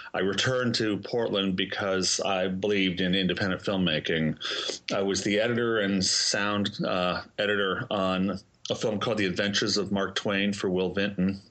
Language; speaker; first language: English; native; English